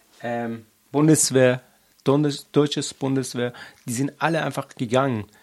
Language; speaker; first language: German; non-native, learner; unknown